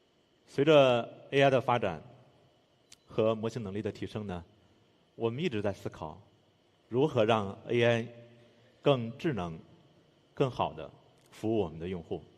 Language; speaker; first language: Chinese; native; Chinese